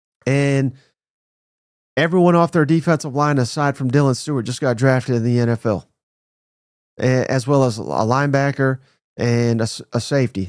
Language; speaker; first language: English; native; English